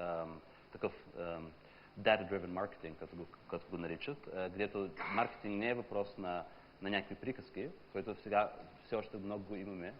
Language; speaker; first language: Bulgarian; non-native, fluent; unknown